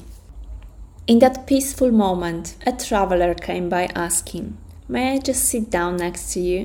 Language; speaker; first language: English; non-native, fluent; Polish